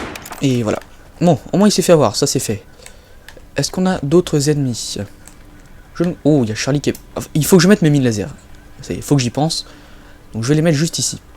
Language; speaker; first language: French; native; French